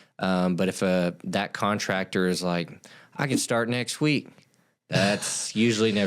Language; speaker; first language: English; native; English